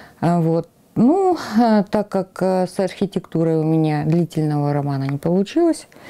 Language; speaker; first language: Russian; native; Russian